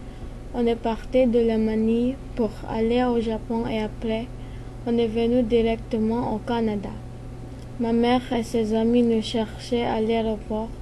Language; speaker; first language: French; non-native, learner; Filipino